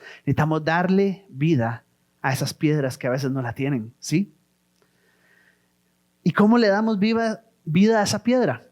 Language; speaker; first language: Spanish; native; Spanish